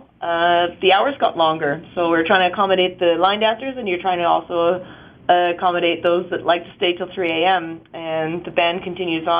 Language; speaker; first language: English; native; English